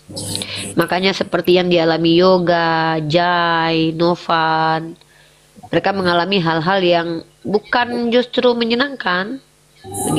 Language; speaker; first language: Indonesian; native; Indonesian